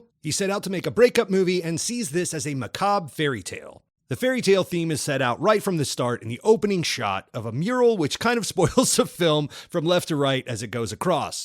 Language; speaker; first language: English; native; English